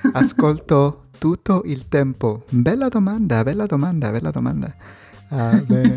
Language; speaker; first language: Italian; non-native, learner; Spanish